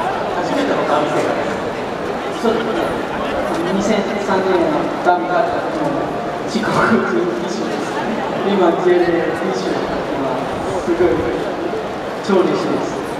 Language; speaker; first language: Japanese; non-native, learner; Italian